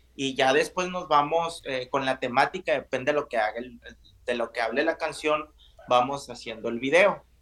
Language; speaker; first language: Spanish; native; Spanish